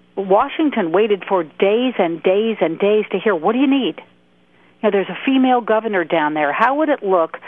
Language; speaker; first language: English; native; English